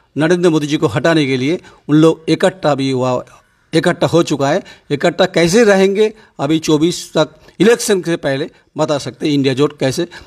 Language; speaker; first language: Hindi; non-native, local second language; Bangla